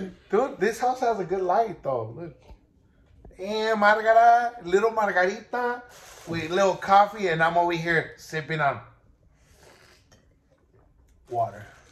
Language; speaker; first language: English; early bilingual, other home language; Spanish